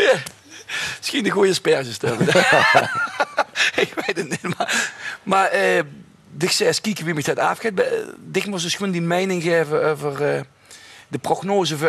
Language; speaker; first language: Dutch; native; Dutch